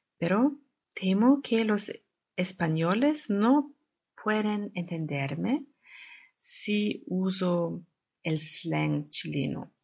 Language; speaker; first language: Spanish; non-native, learner; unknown